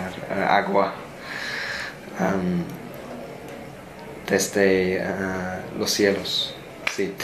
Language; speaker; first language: Spanish; non-native, learner; English